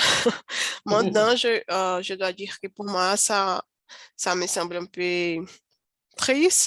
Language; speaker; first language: French; non-native, learner; Portuguese